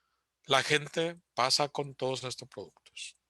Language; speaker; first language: Spanish; early bilingual, heritage; Spanish